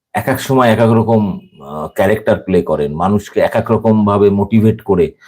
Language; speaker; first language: Bangla; native; Bangla